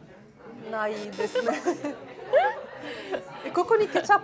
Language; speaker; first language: Japanese; non-native, fluent; Italian